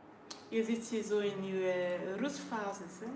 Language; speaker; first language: Dutch; non-native, learner; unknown